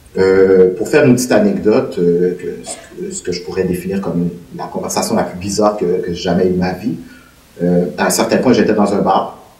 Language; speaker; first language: French; native; French